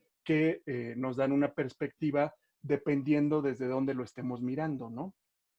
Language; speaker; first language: Spanish; native; Spanish